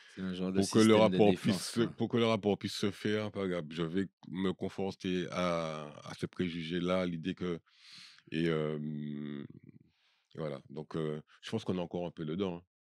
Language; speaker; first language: French; native; French